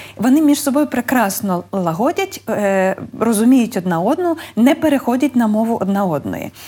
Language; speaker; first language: Ukrainian; native; Ukrainian